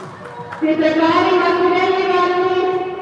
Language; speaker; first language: Italian; native; Italian